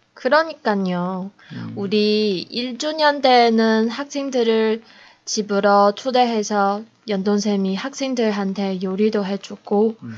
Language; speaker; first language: Korean; non-native, fluent; Chinese